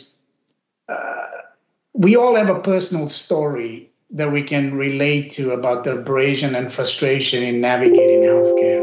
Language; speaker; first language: English; native; English